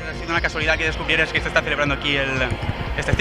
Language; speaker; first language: Spanish; native; Spanish